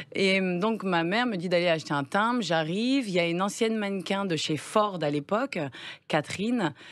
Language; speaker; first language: French; native; French